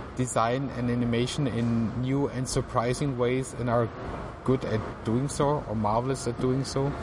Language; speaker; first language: English; non-native, fluent; German